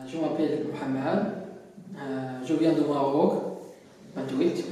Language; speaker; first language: French; non-native, learner; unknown